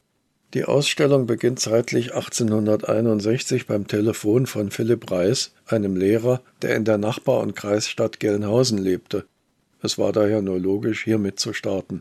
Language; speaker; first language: German; native; German